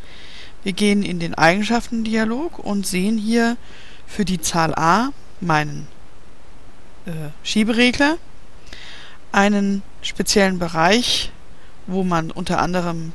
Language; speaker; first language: German; native; German